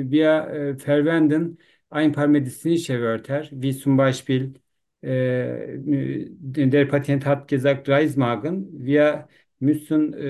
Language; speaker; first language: German; non-native, learner; Turkish